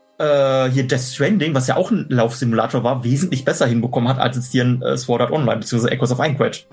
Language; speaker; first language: German; native; German